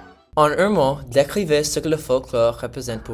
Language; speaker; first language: French; native; French